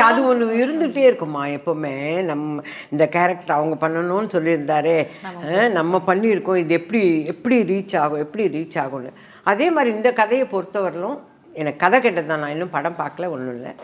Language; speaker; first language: Tamil; native; Tamil